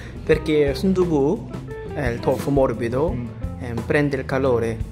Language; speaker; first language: Italian; non-native, fluent; Korean